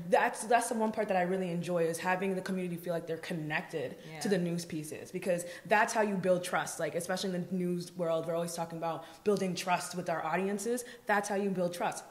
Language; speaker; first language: English; native; English